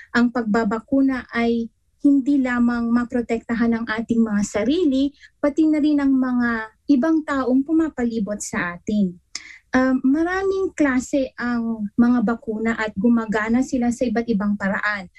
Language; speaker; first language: Filipino; non-native, local second language; Iloko